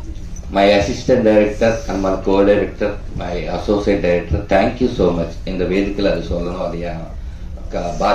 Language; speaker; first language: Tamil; non-native, learner; Telugu